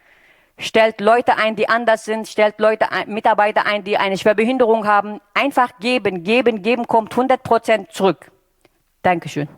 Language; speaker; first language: German; non-native, fluent; Turkish